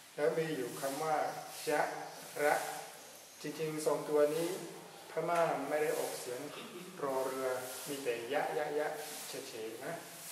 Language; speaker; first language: Thai; non-native, fluent; Burmese